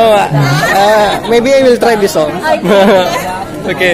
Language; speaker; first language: English; non-native, learner; Indonesian